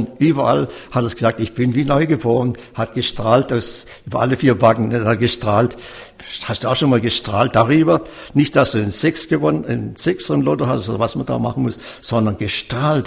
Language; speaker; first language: German; native; German